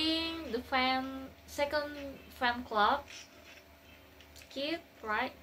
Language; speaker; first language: English; non-native, learner; Indonesian